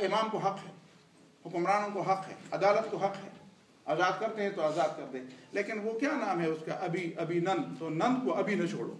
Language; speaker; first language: Urdu; non-native, local second language; Pashto